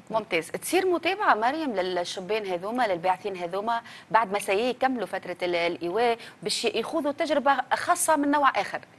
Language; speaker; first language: Arabic; native; Arabic